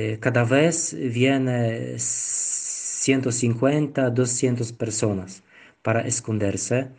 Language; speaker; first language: Spanish; non-native, learner; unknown